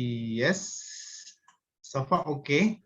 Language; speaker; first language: English; non-native, fluent; Indonesian